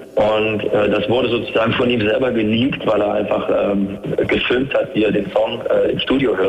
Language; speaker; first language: German; native; German